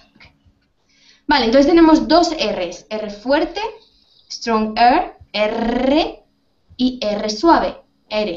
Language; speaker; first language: Spanish; native; Spanish